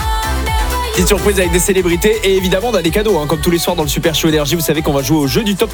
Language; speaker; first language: French; native; French